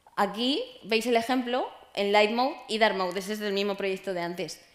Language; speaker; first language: Spanish; native; Spanish